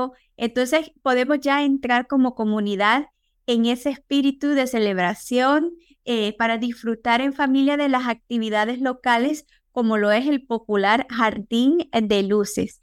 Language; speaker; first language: Spanish; native; Spanish